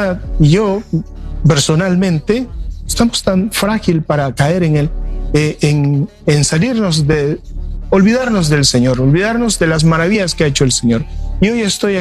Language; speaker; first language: Spanish; native; Spanish